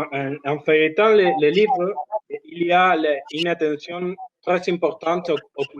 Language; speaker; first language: French; non-native, learner; Spanish